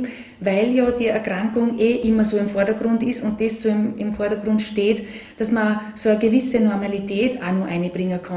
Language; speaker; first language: German; native; German